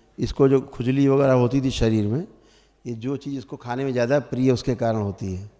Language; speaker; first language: Hindi; native; Hindi